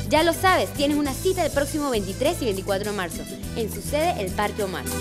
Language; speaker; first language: Spanish; native; Spanish